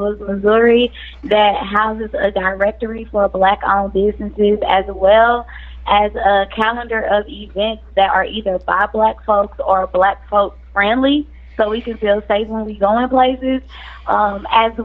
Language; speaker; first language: English; native; English